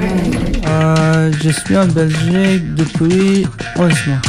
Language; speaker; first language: French; non-native, learner; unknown